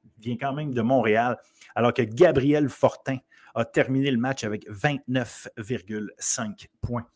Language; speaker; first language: French; native; French